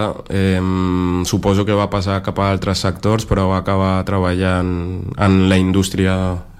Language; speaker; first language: Catalan; native; Catalan